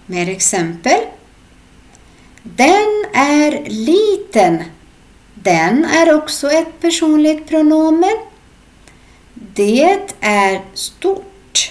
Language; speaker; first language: Swedish; non-native, fluent; Arabic